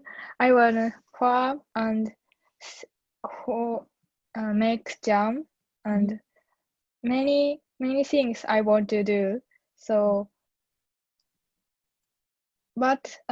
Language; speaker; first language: English; non-native, learner; Japanese